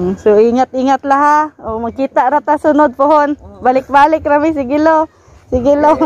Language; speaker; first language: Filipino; non-native, local second language; Cebuano